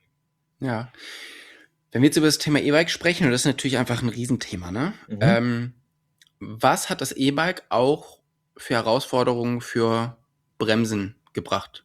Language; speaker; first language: German; native; German